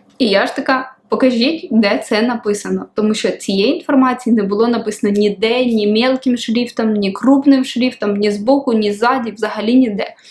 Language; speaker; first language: Ukrainian; non-native, local second language; Russian